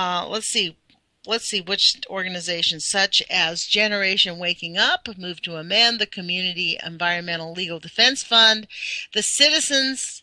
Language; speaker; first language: English; native; English